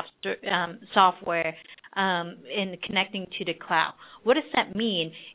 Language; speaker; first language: English; non-native, local second language; Cantonese